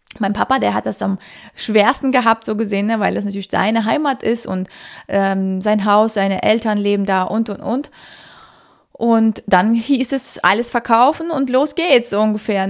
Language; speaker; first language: German; early bilingual, other home language; Russian